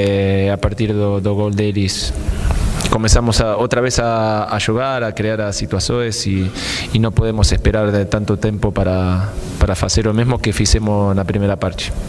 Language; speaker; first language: Portuguese; non-native, fluent; Spanish